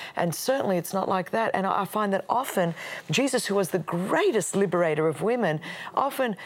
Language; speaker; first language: English; non-native, local second language; Greek